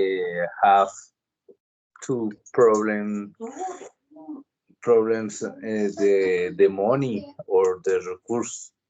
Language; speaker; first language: English; non-native, learner; Spanish